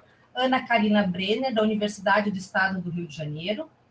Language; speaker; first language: Portuguese; native; Portuguese